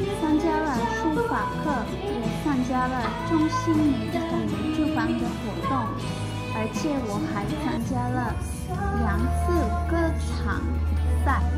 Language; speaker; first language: Chinese; non-native, learner; Spanish